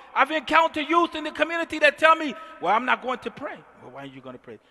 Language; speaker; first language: English; native; English